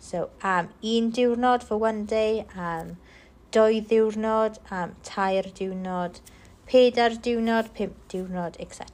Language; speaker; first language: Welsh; non-native, local second language; English